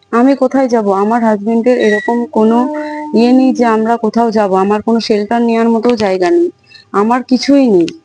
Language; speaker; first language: Bangla; native; Bangla